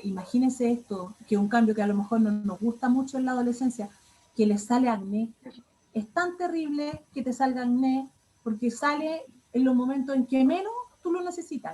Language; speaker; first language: Spanish; native; Spanish